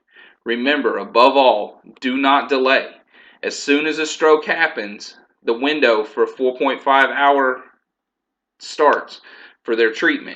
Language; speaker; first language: English; native; English